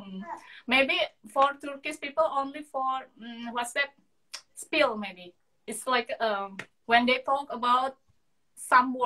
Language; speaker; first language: English; non-native, learner; Indonesian